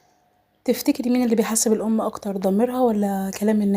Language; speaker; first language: Arabic; native; Arabic